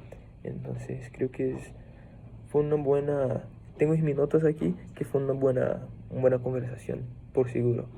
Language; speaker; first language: Spanish; non-native, fluent; Portuguese